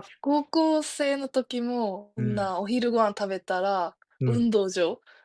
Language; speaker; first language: Japanese; non-native, fluent; Korean